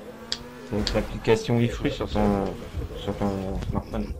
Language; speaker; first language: French; native; French